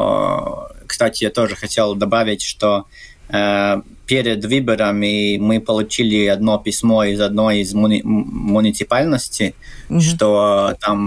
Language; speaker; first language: Russian; non-native, local second language; Latvian